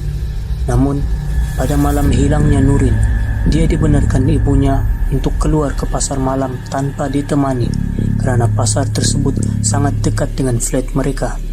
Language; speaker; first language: Malay; native; Malay